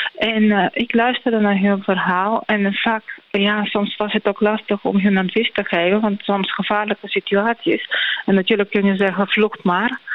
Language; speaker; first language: Dutch; non-native, fluent; Bulgarian